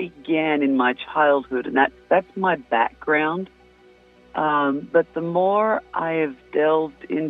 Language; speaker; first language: English; native; English